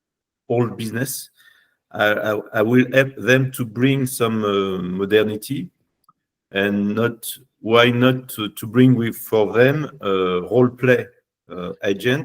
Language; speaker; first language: English; non-native, learner; French